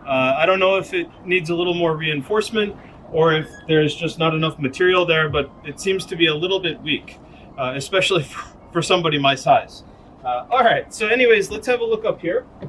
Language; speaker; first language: English; native; English